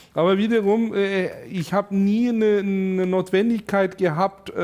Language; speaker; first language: German; non-native, fluent; Turkish